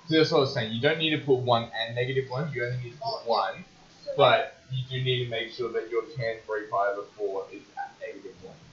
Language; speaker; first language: English; native; English